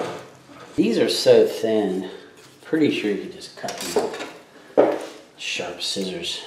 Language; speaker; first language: English; native; English